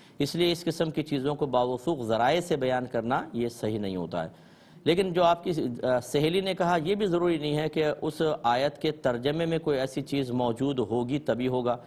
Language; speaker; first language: Urdu; native; Urdu